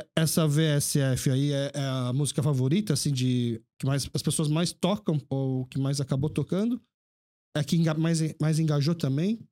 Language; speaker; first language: Portuguese; early bilingual, other home language; Korean